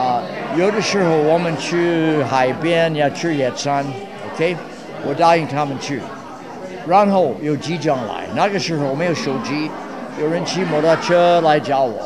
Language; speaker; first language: Chinese; non-native, fluent; English